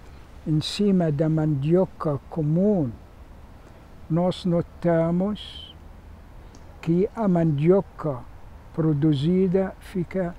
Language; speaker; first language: Portuguese; non-native, fluent; Arabic